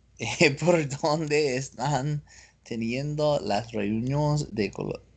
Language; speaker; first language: Spanish; non-native, learner; English